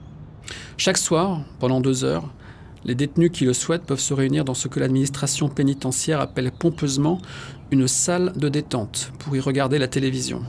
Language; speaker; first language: French; native; French